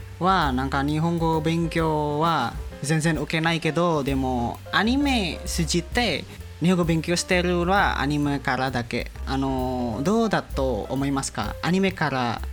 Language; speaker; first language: Japanese; non-native, learner; Indonesian